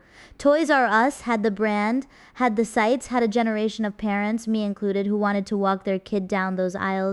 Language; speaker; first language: English; native; English